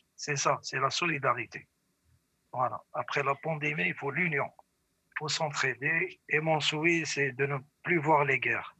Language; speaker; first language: French; non-native, local second language; Arabic